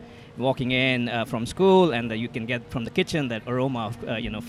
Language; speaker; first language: English; non-native, local second language; Hindi